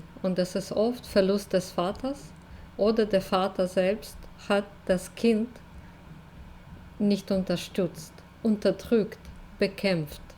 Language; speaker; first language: German; non-native, fluent; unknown